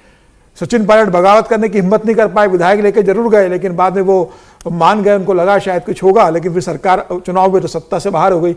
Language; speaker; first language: Hindi; native; Hindi